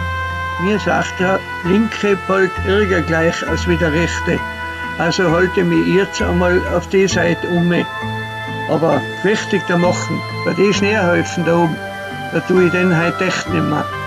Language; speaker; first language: German; native; German